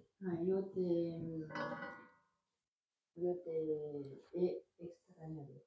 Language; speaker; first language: Spanish; non-native, learner; French